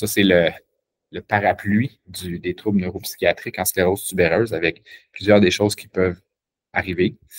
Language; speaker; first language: French; native; French